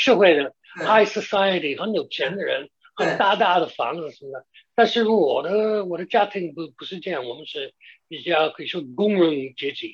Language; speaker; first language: Chinese; non-native, fluent; English